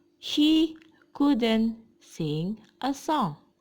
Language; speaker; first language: English; non-native, fluent; Indonesian